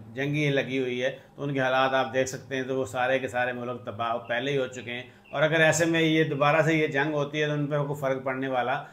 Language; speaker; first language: Urdu; non-native, local second language; Punjabi